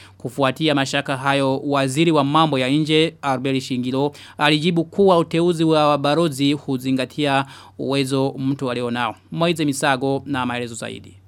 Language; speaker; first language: Swahili; non-native, local second language; Rundi